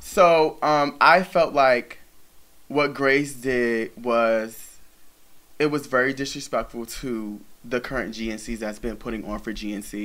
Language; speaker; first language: English; native; English